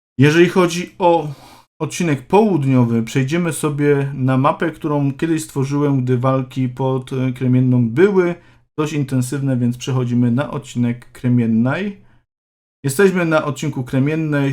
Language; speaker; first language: Polish; native; Polish